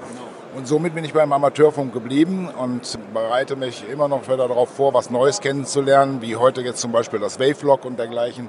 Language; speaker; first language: German; native; German